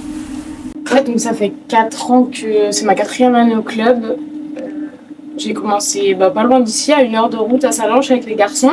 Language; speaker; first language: French; native; French